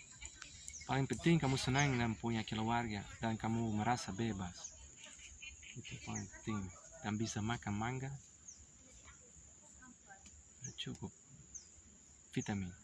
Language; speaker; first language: Indonesian; non-native, learner; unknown